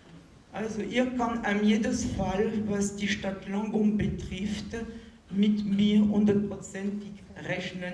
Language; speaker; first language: German; non-native, fluent; French